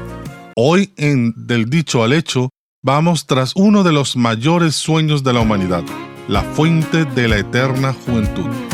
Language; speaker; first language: Spanish; native; Spanish